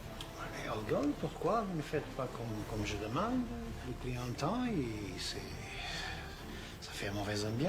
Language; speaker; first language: French; non-native, fluent; Portuguese